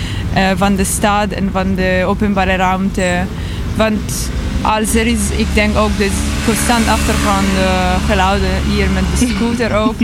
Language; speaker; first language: Dutch; non-native, learner; Italian